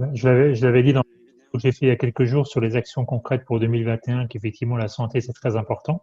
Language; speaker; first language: French; native; French